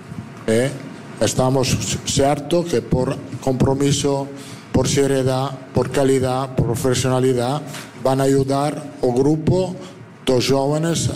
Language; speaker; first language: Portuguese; non-native, learner; Italian